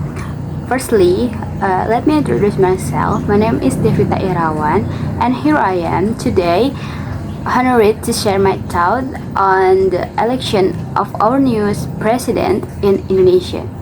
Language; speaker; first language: English; non-native, learner; Indonesian